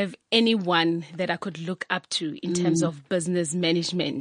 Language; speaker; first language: English; non-native, local second language; Tswana